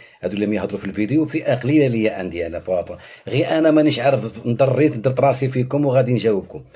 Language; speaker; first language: Arabic; native; Arabic